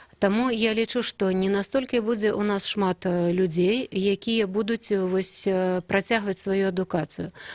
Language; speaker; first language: Belarusian; native; Belarusian